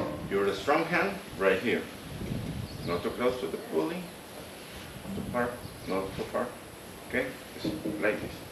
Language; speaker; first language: English; non-native, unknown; Spanish